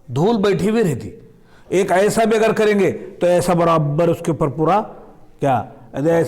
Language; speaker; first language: Hindi; non-native, local second language; Marathi